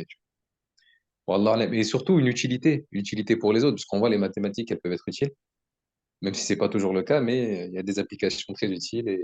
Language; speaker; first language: French; native; French